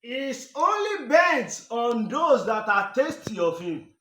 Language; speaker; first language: English; non-native, local second language; Yoruba